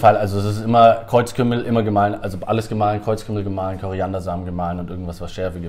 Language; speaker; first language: German; native; German